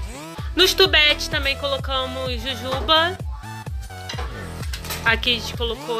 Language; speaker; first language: Portuguese; native; Portuguese